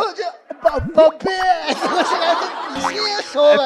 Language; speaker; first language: Chinese; native; Chinese